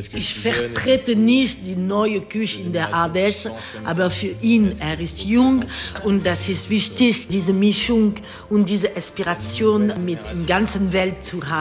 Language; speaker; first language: German; non-native, fluent; French